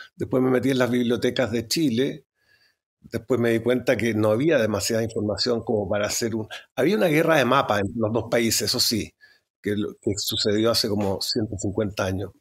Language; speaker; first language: Spanish; native; Spanish